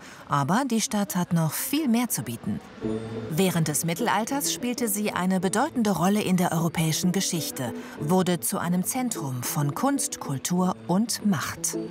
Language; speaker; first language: German; native; German